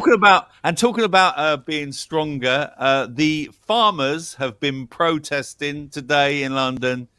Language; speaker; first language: English; native; English